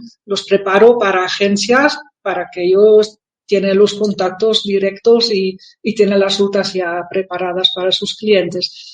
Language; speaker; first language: Spanish; non-native, fluent; Dutch